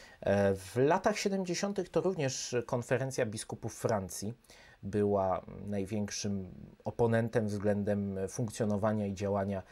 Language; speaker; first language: Polish; native; Polish